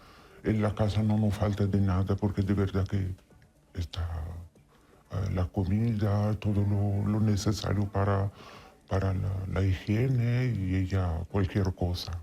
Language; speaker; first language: Spanish; non-native, fluent; Italian